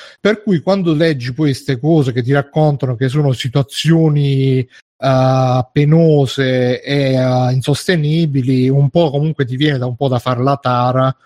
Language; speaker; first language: Italian; native; Italian